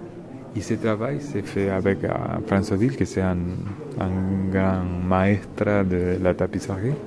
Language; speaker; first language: French; non-native, learner; Spanish